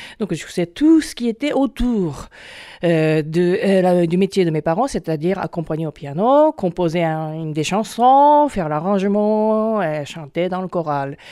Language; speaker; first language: French; non-native, fluent; Japanese